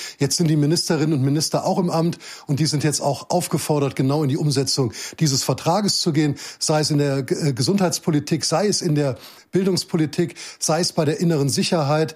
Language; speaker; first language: German; native; German